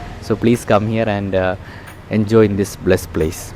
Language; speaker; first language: English; non-native, local second language; Malayalam